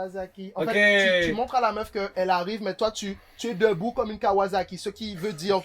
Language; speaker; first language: French; native; French